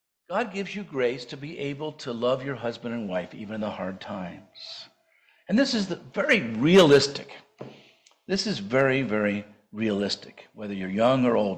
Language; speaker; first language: English; native; English